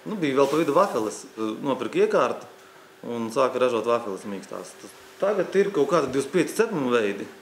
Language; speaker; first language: Latvian; native; Latvian